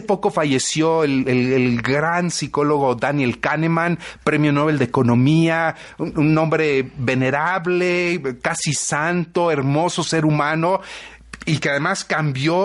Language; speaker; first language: Spanish; native; Spanish